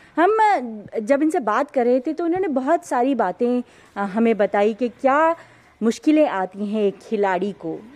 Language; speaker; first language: Hindi; native; Hindi